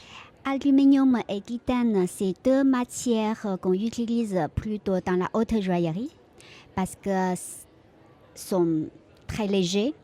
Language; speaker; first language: French; non-native, fluent; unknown